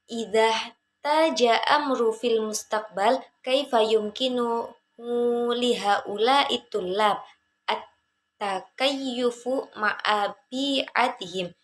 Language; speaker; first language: Arabic; non-native, learner; Indonesian